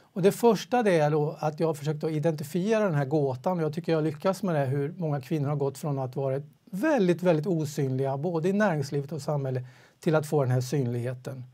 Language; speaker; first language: Swedish; native; Swedish